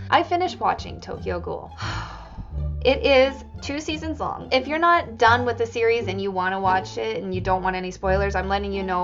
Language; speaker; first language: English; native; English